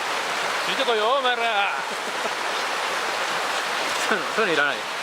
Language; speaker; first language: Japanese; native; Japanese